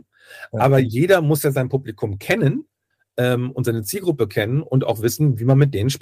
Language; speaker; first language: German; native; German